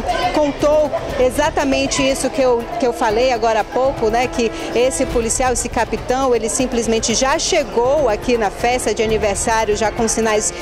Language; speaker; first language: Portuguese; native; Portuguese